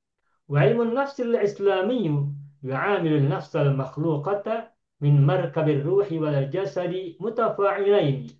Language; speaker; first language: Arabic; non-native, fluent; Indonesian